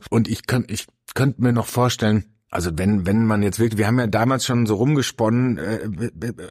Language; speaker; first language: German; native; German